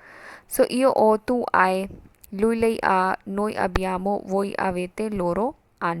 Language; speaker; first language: Italian; non-native, fluent; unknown